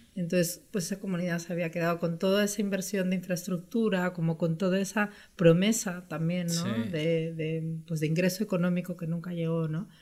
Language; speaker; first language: Spanish; native; Spanish